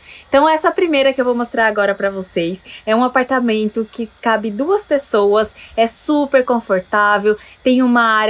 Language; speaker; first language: Portuguese; native; Portuguese